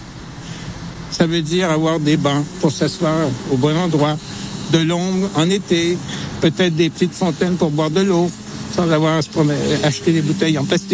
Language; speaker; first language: French; native; French